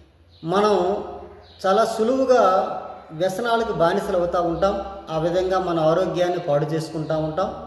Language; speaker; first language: Telugu; native; Telugu